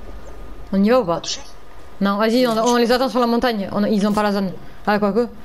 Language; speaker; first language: French; native; French